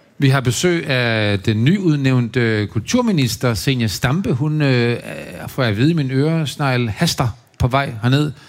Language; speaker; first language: Danish; native; Danish